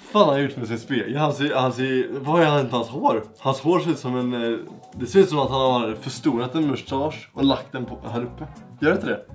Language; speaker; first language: Swedish; native; Swedish